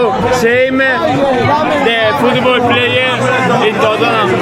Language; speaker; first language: English; non-native, learner; Italian